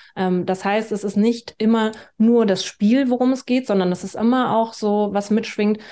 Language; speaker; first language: German; native; German